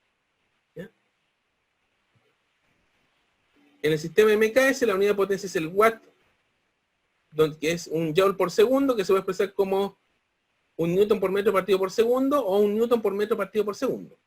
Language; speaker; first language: Spanish; native; Spanish